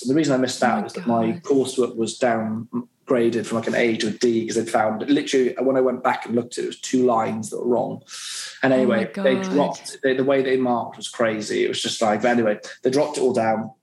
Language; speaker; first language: English; native; English